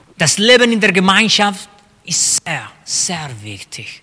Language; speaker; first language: German; non-native, fluent; Spanish